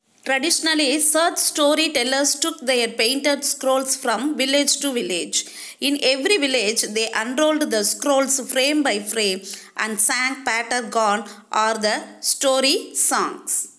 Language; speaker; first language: English; non-native, local second language; Tamil